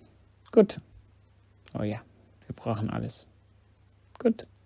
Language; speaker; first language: German; non-native, fluent; English